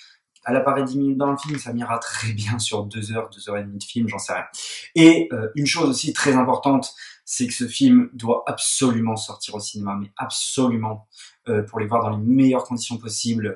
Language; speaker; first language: French; native; French